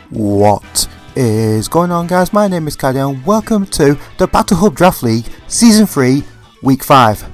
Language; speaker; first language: English; native; English